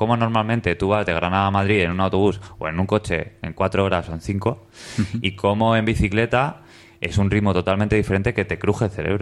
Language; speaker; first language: Spanish; native; Spanish